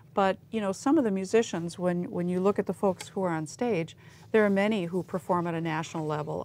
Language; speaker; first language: English; native; English